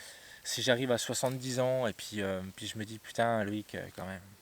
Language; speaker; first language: French; native; French